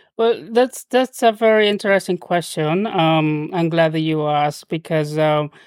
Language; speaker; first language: English; non-native, fluent; Spanish